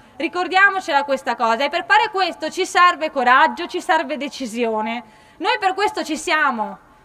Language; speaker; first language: Italian; native; Italian